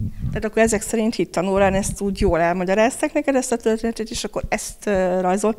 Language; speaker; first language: Hungarian; native; Hungarian